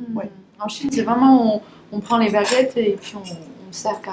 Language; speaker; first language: French; non-native, fluent; Chinese